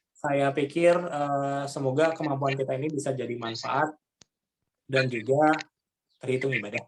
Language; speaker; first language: Indonesian; native; Indonesian